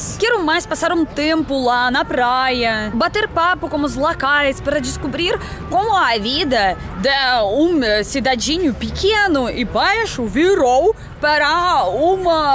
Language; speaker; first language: Portuguese; non-native, learner; Russian